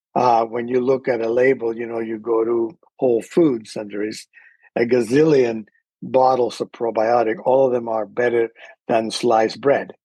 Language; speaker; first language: English; early bilingual, other home language; Spanish